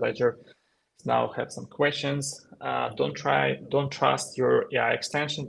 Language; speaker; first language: English; non-native, fluent; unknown